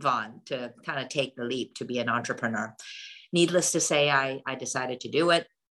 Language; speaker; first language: English; non-native, local second language; Cantonese